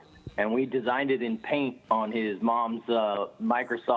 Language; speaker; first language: English; native; English